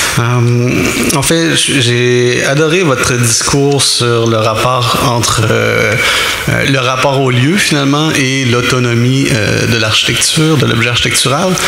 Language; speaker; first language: French; native; French